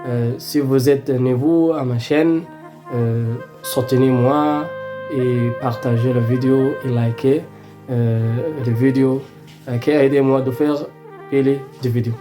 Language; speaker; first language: French; non-native, learner; Arabic